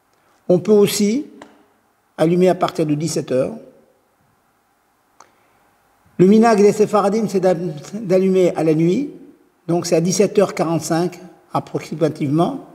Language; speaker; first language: French; native; French